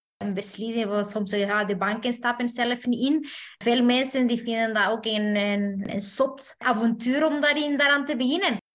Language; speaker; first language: Dutch; non-native, fluent; Spanish